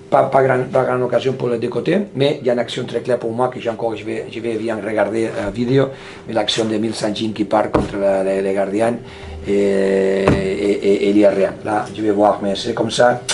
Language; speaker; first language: French; non-native, fluent; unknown